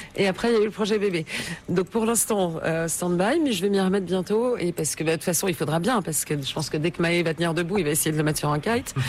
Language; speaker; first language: French; native; French